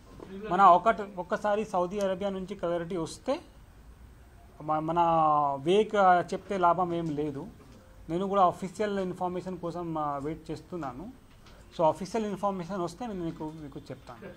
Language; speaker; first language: Telugu; non-native, local second language; Urdu